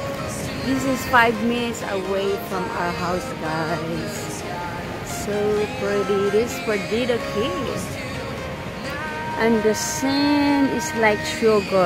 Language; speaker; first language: English; non-native, learner; Filipino